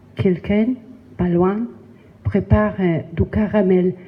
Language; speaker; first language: French; non-native, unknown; Spanish